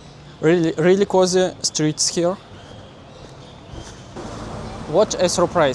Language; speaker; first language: English; non-native, learner; Russian